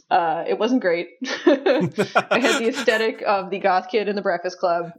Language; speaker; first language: English; native; English